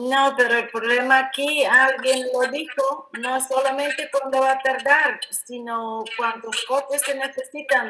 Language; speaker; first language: Spanish; non-native, fluent; Bulgarian